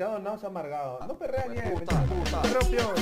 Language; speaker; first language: Spanish; native; Spanish